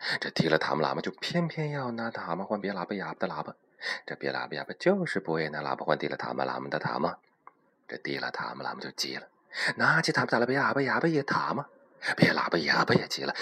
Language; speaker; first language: Chinese; native; Chinese